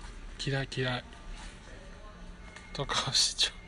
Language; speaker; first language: Japanese; non-native, fluent; Chinese